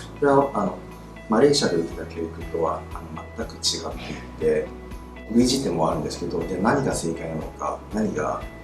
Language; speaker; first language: Japanese; non-native, fluent; Chinese